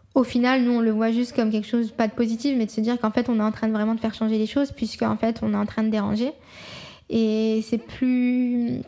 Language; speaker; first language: French; native; French